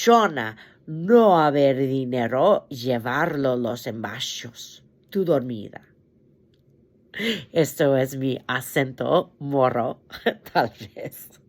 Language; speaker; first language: Spanish; non-native, fluent; English